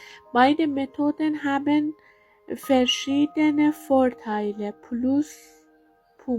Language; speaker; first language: German; non-native, learner; Persian